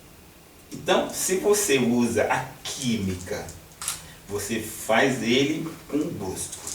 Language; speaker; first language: Portuguese; non-native, fluent; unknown